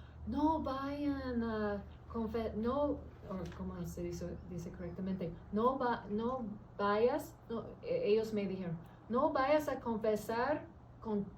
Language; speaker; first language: Spanish; early bilingual, heritage; English